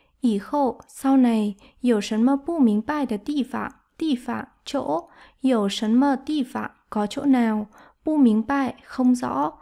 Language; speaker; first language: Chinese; non-native, fluent; Vietnamese